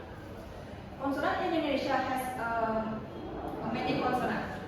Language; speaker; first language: English; non-native, learner; Indonesian